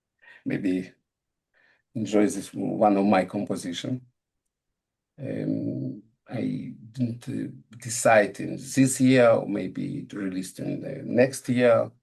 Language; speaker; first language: English; non-native, learner; Russian